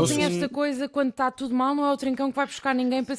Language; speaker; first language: Portuguese; native; Portuguese